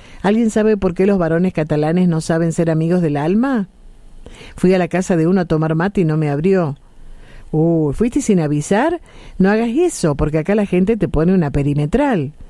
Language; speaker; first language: Spanish; native; Spanish